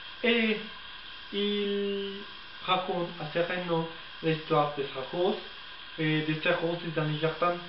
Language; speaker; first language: French; non-native, learner; Spanish